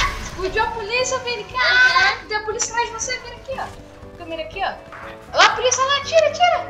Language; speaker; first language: Portuguese; native; Portuguese